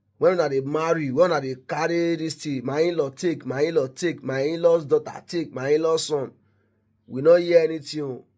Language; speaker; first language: Nigerian Pidgin; non-native, local second language; Yoruba